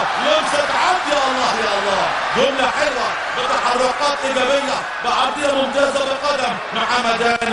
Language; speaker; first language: Arabic; native; Arabic